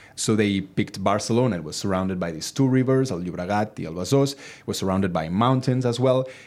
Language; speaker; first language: English; non-native, fluent; Catalan